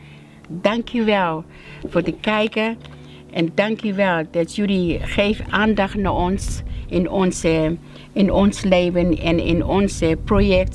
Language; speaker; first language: Dutch; non-native, learner; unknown